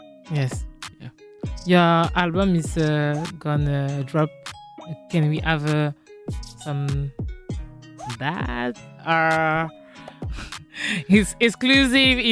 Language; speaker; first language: English; non-native, learner; French